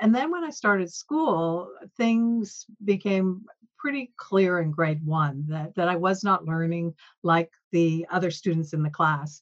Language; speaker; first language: English; native; English